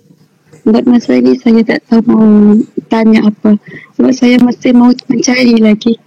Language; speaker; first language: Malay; non-native, local second language; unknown